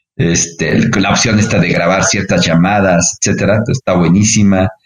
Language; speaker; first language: Spanish; native; Spanish